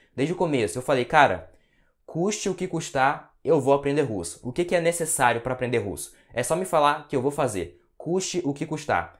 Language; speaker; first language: Portuguese; native; Portuguese